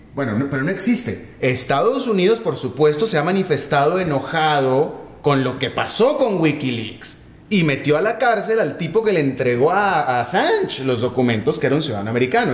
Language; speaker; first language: Spanish; native; Spanish